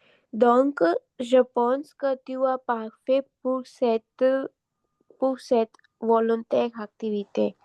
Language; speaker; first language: French; non-native, learner; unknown